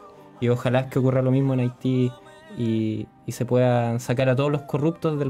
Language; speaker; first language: Spanish; native; Spanish